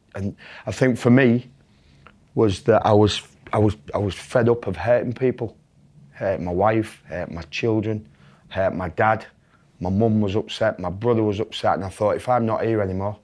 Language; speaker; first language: English; native; English